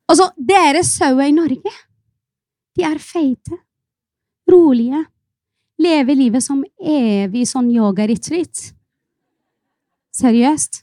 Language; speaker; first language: Norwegian; non-native, fluent; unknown